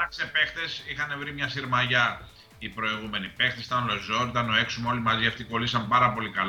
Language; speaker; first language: Greek; native; Greek